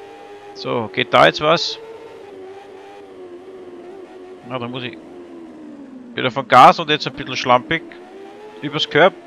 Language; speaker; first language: German; native; German